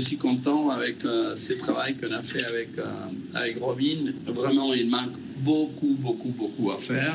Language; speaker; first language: French; non-native, fluent; Spanish